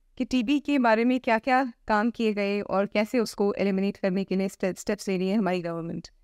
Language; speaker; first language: Hindi; native; Hindi